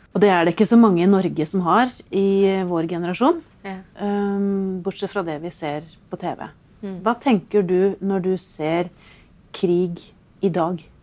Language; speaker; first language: Norwegian; native; Norwegian